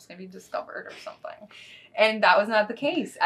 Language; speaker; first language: English; non-native, fluent; Spanish